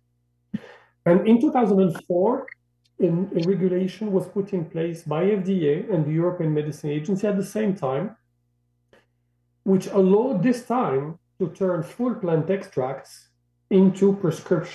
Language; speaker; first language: English; non-native, fluent; Arabic